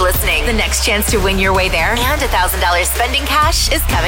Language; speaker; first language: English; native; English